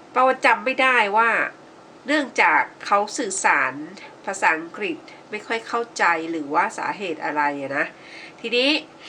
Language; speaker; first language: Thai; native; Thai